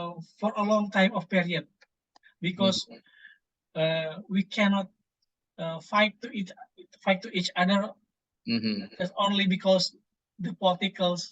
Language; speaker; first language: English; non-native, fluent; Indonesian